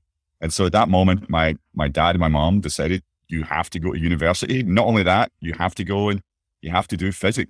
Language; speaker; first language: English; native; English